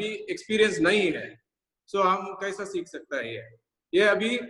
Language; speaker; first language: Hindi; non-native, local second language; Tamil